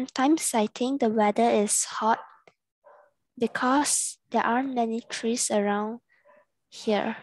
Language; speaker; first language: English; non-native, learner; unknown